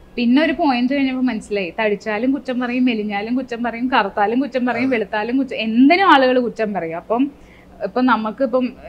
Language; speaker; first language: Malayalam; native; Malayalam